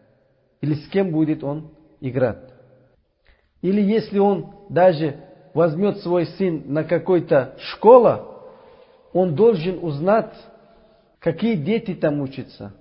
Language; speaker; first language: Russian; non-native, learner; Uzbek